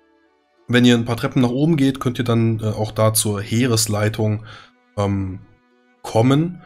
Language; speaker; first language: German; native; German